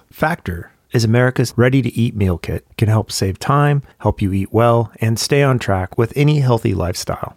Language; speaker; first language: English; native; English